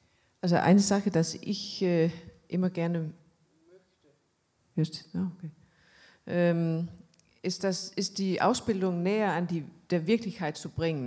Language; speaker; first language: German; non-native, fluent; Danish